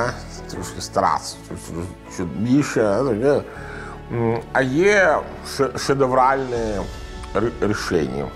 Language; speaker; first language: Ukrainian; non-native, learner; Italian